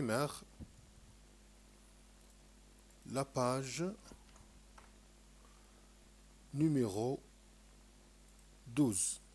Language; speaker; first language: French; non-native, local second language; Arabic